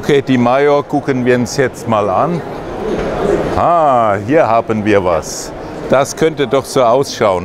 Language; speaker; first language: German; native; German